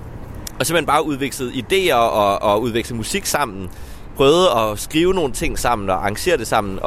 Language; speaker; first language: Danish; native; Danish